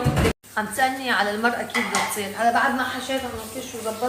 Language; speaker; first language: Arabic; native; Arabic